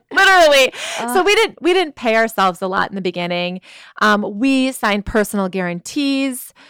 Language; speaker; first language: English; native; English